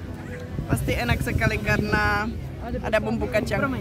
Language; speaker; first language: Indonesian; non-native, fluent; Czech